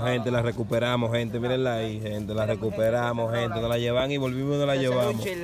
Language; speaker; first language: Spanish; native; Spanish